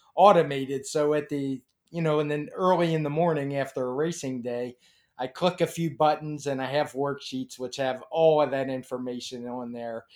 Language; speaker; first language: English; native; English